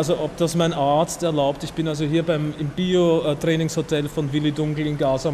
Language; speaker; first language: German; native; German